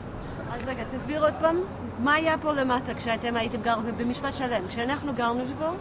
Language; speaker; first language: Hebrew; native; Hebrew